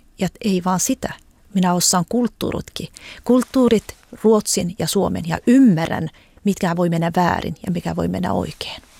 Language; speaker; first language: Finnish; early bilingual, heritage; Finnish